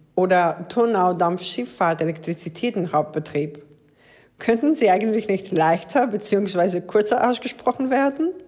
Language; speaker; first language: German; non-native, fluent; Greek